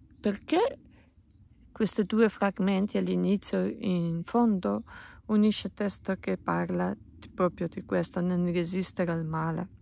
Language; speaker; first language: Italian; non-native, learner; Polish